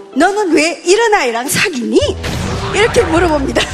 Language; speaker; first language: Korean; native; Korean